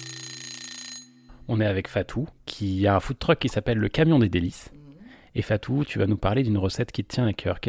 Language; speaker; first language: French; native; French